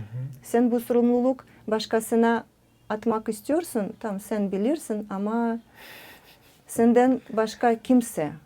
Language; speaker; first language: Turkish; non-native, learner; Russian